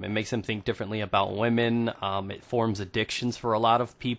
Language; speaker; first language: English; native; English